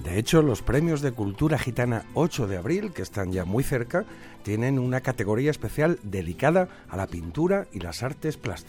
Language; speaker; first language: Spanish; native; Spanish